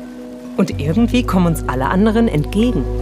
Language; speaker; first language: German; native; German